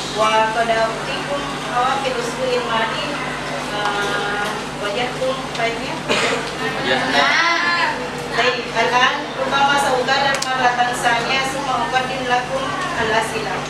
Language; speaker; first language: Arabic; non-native, fluent; Indonesian